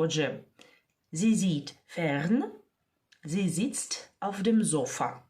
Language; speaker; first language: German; non-native, fluent; Ukrainian